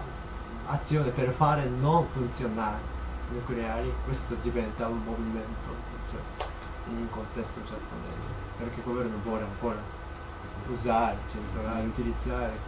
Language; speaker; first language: Italian; non-native, fluent; Japanese